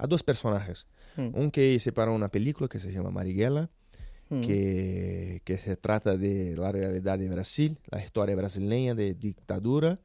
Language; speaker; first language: Spanish; non-native, learner; Portuguese